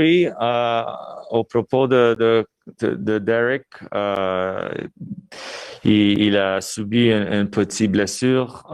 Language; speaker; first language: French; non-native, local second language; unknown